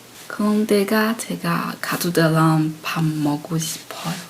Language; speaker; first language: Korean; non-native, learner; Chinese